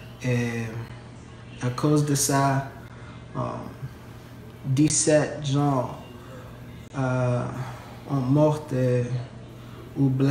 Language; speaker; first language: French; non-native, learner; English